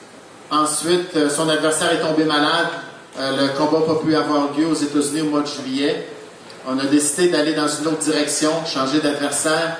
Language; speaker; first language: French; native; French